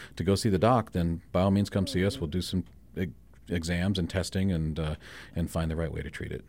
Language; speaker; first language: English; native; English